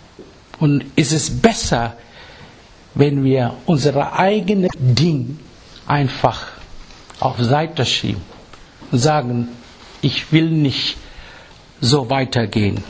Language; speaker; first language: German; non-native, fluent; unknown